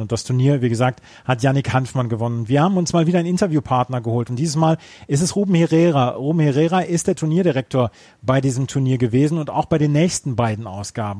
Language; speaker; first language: German; native; German